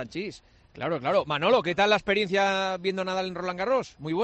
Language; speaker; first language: Spanish; native; Spanish